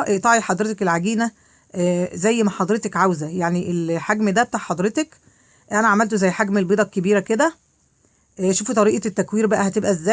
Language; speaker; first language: Arabic; native; Arabic